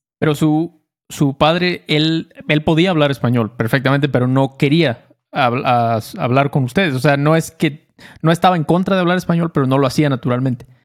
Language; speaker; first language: Spanish; native; Spanish